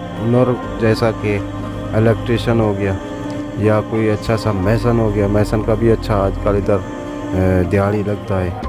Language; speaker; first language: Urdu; non-native, local second language; Punjabi